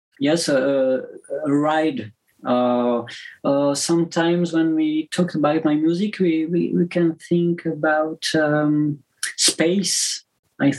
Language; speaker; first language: English; non-native, learner; French